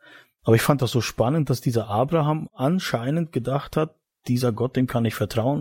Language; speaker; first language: German; native; German